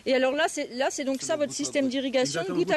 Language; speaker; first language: French; native; French